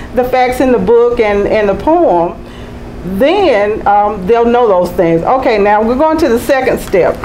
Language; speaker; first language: English; native; English